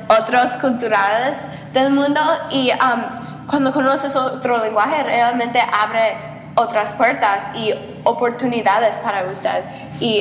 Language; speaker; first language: Spanish; non-native, learner; English